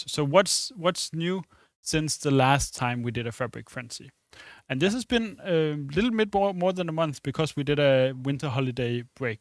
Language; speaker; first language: English; non-native, fluent; Danish